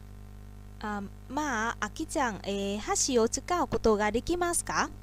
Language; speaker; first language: Japanese; non-native, learner; Vietnamese